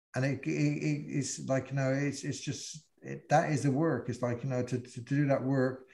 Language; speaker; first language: English; native; English